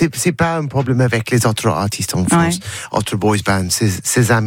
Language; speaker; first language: French; non-native, learner; English